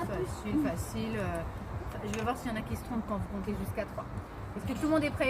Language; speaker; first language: French; native; French